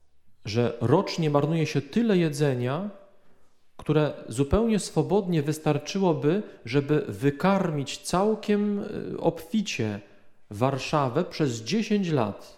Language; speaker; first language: Polish; native; Polish